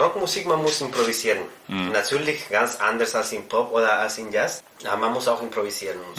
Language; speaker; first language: German; non-native, fluent; Spanish